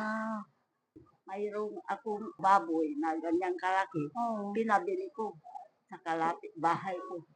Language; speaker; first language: Filipino; non-native, local second language; Pangasinan